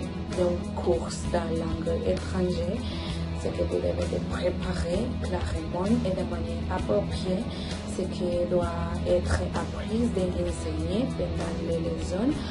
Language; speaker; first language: French; non-native, learner; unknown